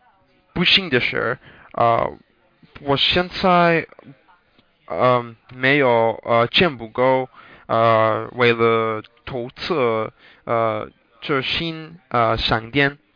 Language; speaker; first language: Chinese; non-native, learner; English